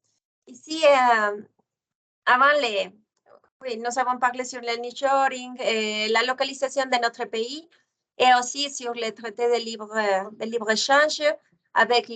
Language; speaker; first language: French; non-native, fluent; Spanish